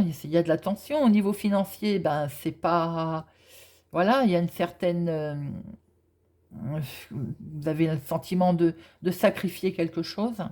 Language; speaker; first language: French; native; French